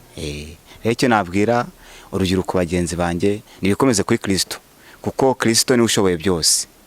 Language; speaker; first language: Kinyarwanda; native; Kinyarwanda